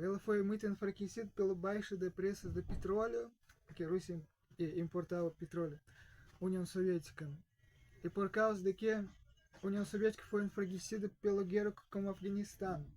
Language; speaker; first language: Portuguese; non-native, fluent; Russian